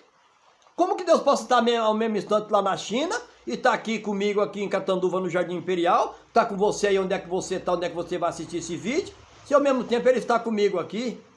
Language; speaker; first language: Portuguese; native; Portuguese